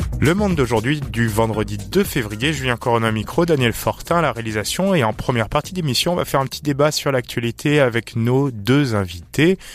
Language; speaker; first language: French; native; French